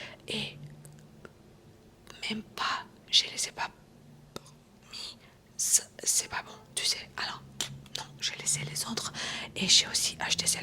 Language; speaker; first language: French; non-native, fluent; Romanian